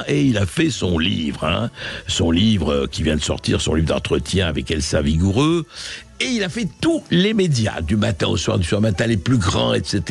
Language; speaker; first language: French; native; French